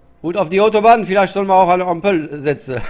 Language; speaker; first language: German; non-native, learner; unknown